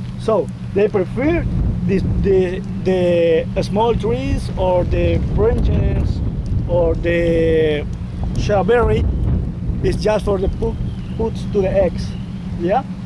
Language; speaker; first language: English; non-native, learner; Spanish